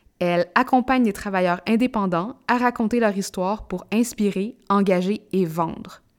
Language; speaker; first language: French; native; French